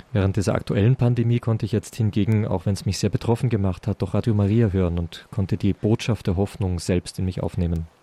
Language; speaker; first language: German; native; German